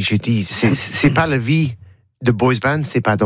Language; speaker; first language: French; non-native, learner; English